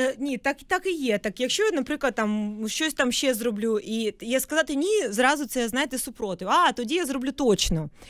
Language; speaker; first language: Ukrainian; non-native, local second language; Russian